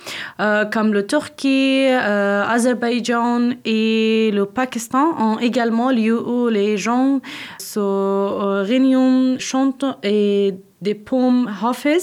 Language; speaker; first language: French; non-native, learner; Persian